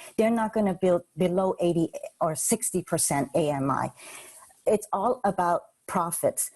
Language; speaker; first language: English; non-native, local second language; Cantonese